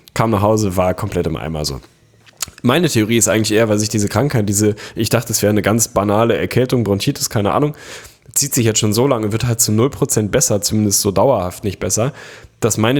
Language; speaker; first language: German; native; German